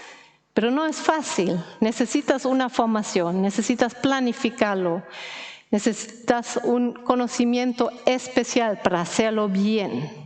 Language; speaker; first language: Spanish; non-native, fluent; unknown